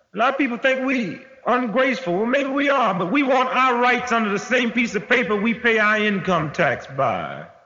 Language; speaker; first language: English; native; English